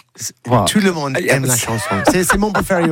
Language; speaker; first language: French; non-native, learner; English